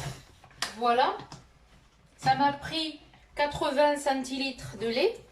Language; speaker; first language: French; non-native, local second language; Arabic